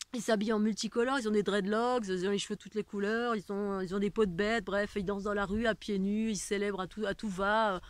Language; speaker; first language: French; native; French